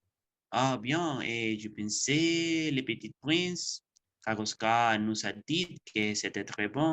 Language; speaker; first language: French; non-native, learner; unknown